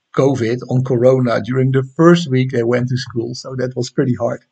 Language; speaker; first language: English; non-native, fluent; Dutch